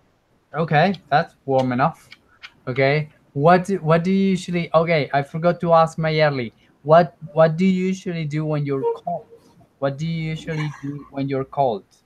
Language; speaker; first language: English; non-native, fluent; Spanish